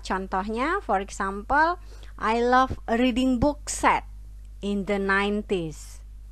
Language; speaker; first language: English; non-native, fluent; Indonesian